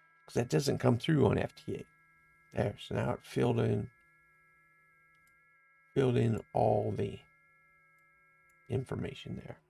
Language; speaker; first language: English; native; English